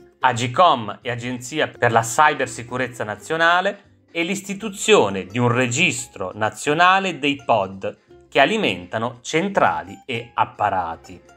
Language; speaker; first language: Italian; native; Italian